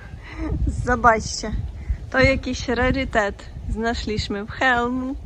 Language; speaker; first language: Polish; non-native, learner; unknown